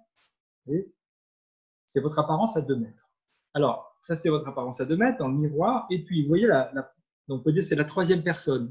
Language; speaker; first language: French; native; French